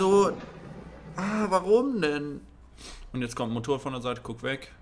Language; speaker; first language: German; native; German